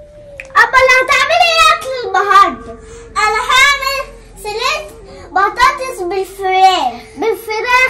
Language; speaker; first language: Arabic; native; Arabic